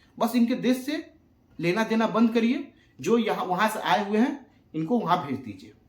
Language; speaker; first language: Hindi; native; Hindi